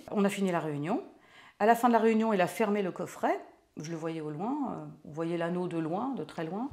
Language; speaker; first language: French; native; French